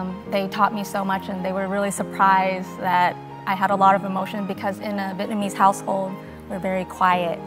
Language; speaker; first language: English; early bilingual, other home language; Vietnamese